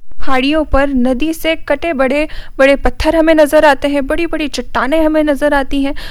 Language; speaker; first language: Hindi; native; Hindi